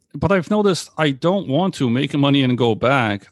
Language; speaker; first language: English; early bilingual, other home language; Polish